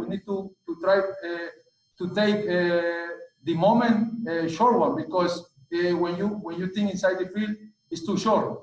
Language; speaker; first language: English; non-native, learner; Spanish